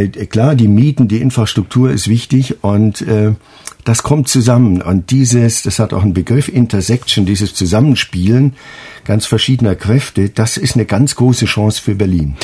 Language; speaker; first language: German; native; German